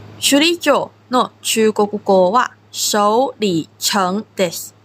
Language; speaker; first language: Japanese; non-native, fluent; Korean